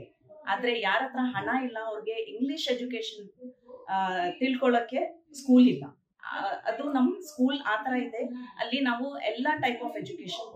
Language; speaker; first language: Kannada; non-native, local second language; Urdu